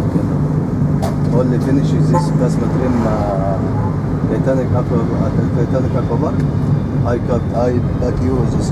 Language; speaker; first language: English; non-native, learner; Arabic